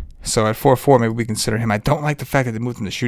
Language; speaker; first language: English; native; English